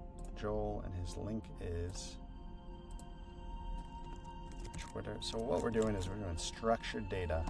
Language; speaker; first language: English; native; English